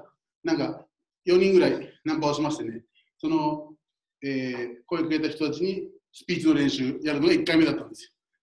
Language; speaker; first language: Japanese; native; Japanese